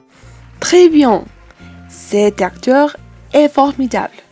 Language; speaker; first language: French; non-native, fluent; Spanish